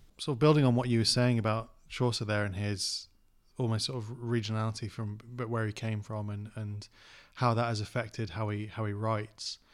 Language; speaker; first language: English; native; English